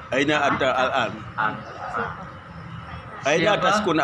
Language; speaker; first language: Arabic; non-native, learner; Achinese